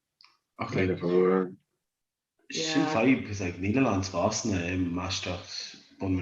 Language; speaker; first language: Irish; non-native, local second language; English